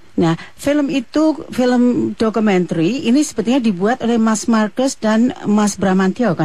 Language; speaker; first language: Indonesian; native; Indonesian